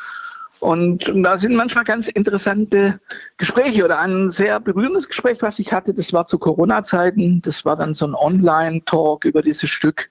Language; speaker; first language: German; native; German